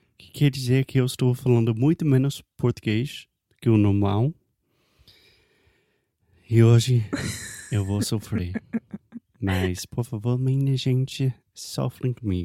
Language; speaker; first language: Portuguese; non-native, fluent; English